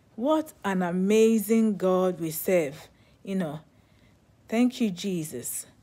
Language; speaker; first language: English; non-native, local second language; Akan